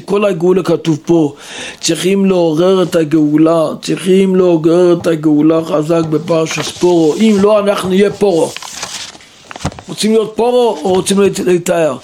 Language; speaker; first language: Hebrew; non-native, local second language; Yiddish